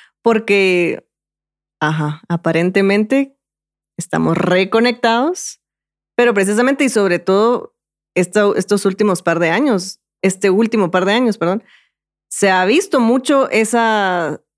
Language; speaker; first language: Spanish; native; Spanish